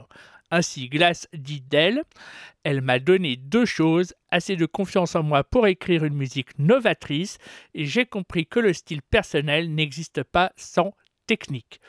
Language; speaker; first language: French; native; French